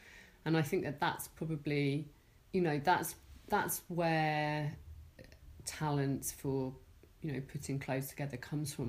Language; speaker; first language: English; native; English